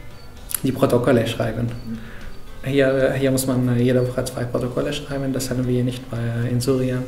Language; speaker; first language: German; non-native, fluent; Arabic